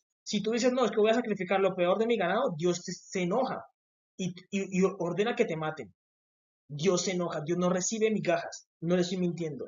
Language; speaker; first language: Spanish; native; Spanish